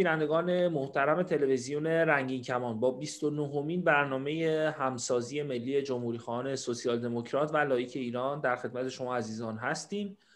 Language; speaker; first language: Persian; native; Persian